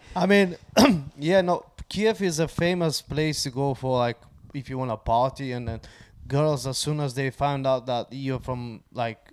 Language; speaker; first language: English; non-native, fluent; Bulgarian